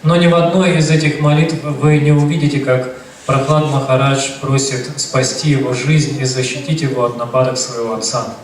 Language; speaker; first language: Russian; native; Russian